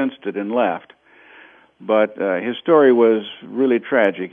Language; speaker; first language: English; native; English